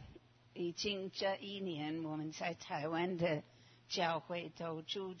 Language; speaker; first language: Chinese; non-native, fluent; English